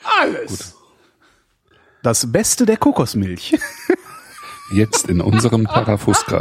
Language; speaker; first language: German; native; German